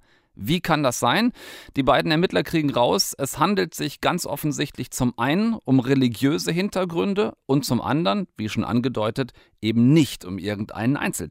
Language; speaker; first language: German; native; German